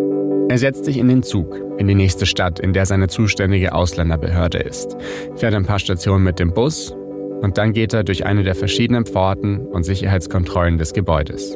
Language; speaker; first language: German; native; German